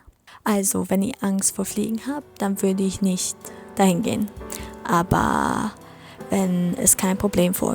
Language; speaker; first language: German; non-native, fluent; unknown